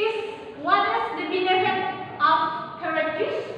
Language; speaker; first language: English; non-native, learner; Indonesian